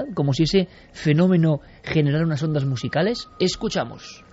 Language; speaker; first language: Spanish; native; Spanish